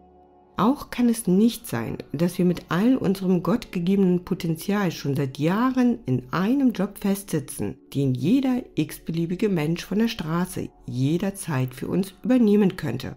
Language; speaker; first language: German; native; German